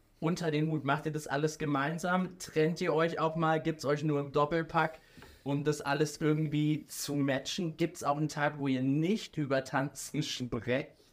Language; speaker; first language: German; native; German